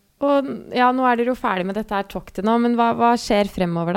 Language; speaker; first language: Norwegian; native; Norwegian